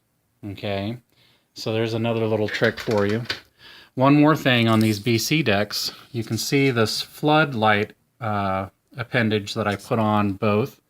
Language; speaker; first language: English; native; English